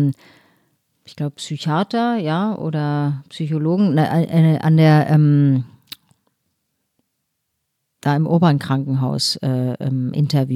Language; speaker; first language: German; native; German